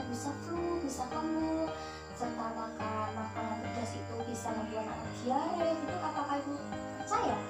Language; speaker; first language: Indonesian; native; Indonesian